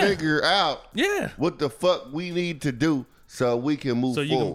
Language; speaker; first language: English; native; English